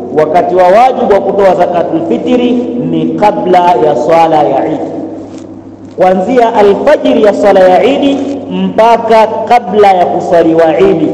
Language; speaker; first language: Swahili; native; Swahili